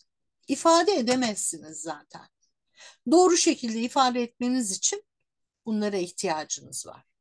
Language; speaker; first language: Turkish; native; Turkish